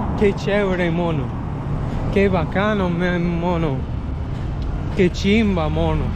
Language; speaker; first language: Spanish; non-native, learner; English